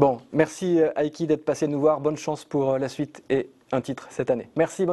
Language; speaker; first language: French; native; French